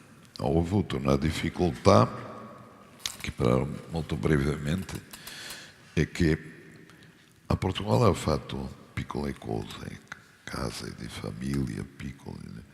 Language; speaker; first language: Italian; non-native, fluent; Portuguese